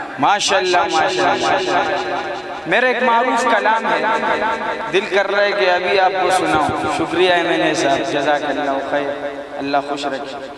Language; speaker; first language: Urdu; non-native, local second language; Pashto